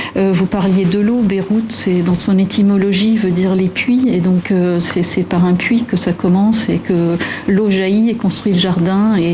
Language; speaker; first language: French; non-native, local second language; Arabic